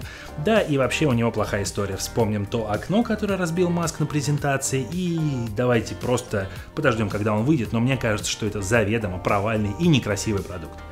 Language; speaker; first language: Russian; native; Russian